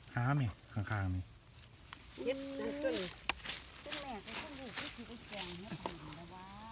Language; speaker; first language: Thai; native; Thai